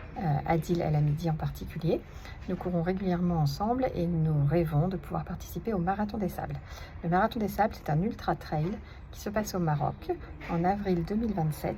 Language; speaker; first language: French; native; French